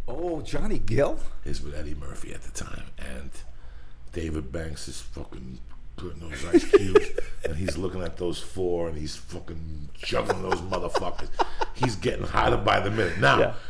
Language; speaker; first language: English; native; English